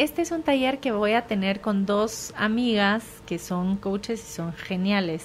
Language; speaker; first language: Spanish; native; Spanish